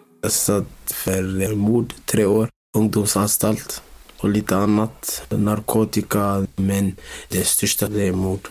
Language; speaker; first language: Swedish; non-native, local second language; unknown